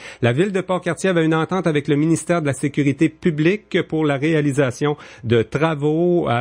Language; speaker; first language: French; native; French